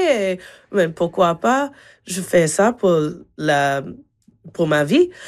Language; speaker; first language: French; non-native, learner; English